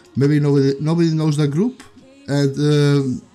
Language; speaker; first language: English; non-native, fluent; Spanish